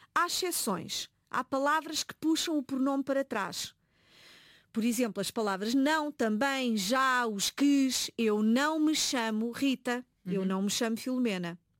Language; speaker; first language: Portuguese; native; Portuguese